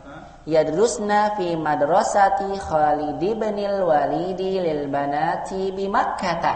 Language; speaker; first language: Arabic; non-native, fluent; Indonesian